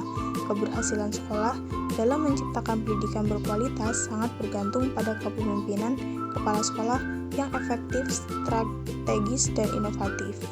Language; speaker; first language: Indonesian; native; Indonesian